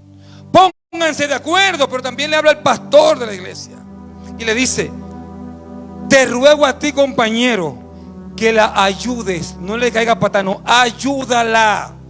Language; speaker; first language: Spanish; native; Spanish